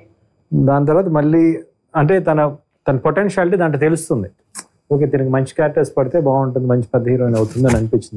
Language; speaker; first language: Telugu; native; Telugu